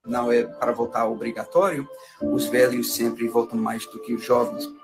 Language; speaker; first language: Portuguese; non-native, fluent; English